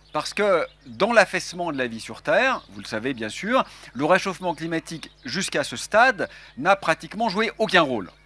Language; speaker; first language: French; native; French